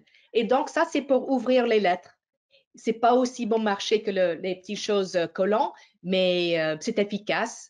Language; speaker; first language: French; non-native, fluent; English